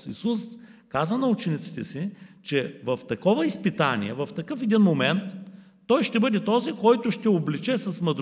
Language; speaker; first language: Bulgarian; native; Bulgarian